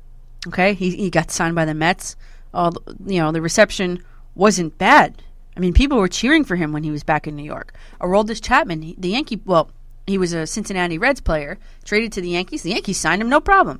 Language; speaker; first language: English; native; English